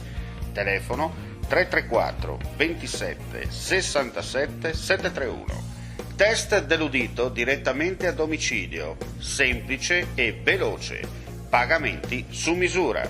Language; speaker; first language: Italian; native; Italian